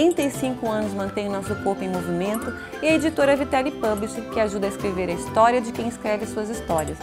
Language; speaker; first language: Portuguese; native; Portuguese